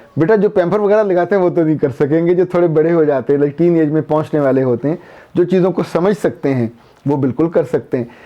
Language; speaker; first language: Urdu; non-native, local second language; Punjabi